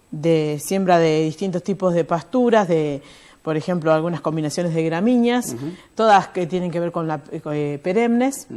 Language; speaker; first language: Spanish; native; Spanish